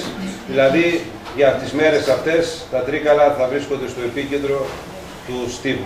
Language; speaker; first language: Greek; native; Greek